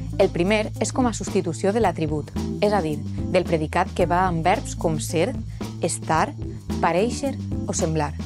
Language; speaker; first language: Catalan; native; Catalan